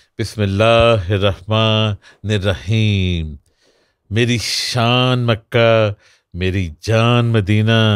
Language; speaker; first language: Urdu; non-native, local second language; Punjabi